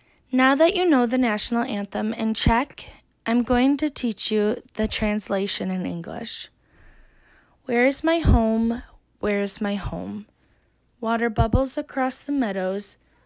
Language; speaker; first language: English; native; English